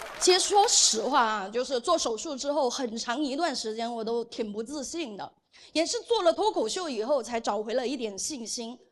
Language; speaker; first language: Chinese; non-native, local second language; Hakka Chinese